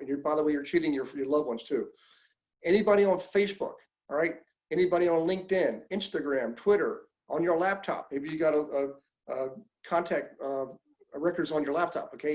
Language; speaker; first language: English; native; English